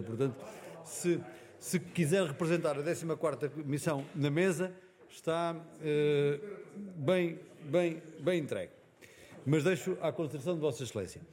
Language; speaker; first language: Portuguese; native; Portuguese